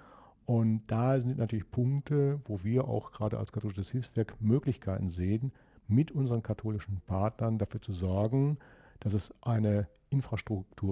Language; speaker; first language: German; native; German